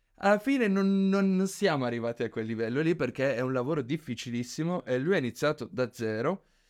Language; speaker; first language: Italian; early bilingual, other home language; Spanish